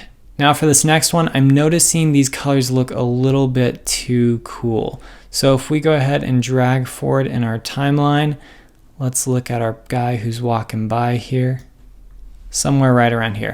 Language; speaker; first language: English; native; English